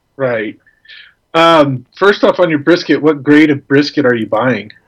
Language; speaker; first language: English; native; English